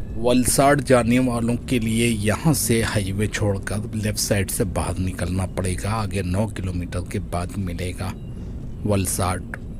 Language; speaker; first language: Hindi; native; Hindi